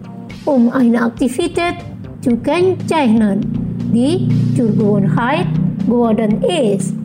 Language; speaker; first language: German; non-native, fluent; Indonesian